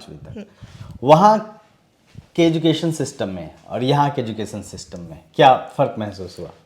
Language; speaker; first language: Hindi; native; Hindi